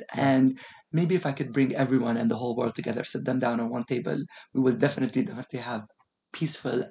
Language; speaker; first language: English; non-native, fluent; Arabic